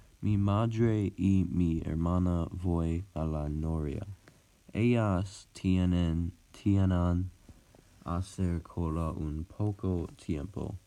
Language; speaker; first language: Spanish; non-native, learner; English